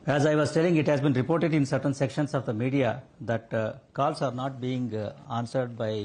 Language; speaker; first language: English; non-native, local second language; Kannada